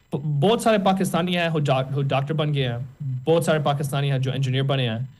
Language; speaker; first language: Urdu; native; Urdu